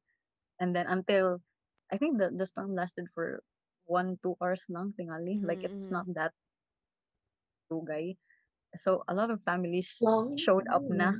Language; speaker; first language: English; non-native, local second language; Cebuano